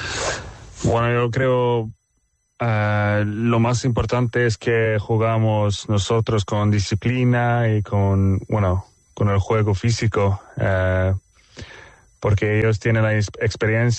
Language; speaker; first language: Spanish; non-native, fluent; Swedish